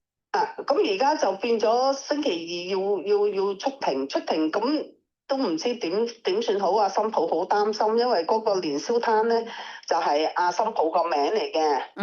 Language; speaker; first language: Cantonese; native; Cantonese